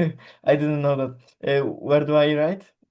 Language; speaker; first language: English; non-native, learner; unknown